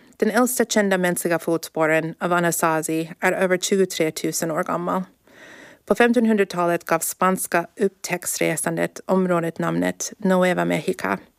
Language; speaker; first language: Swedish; non-native, fluent; English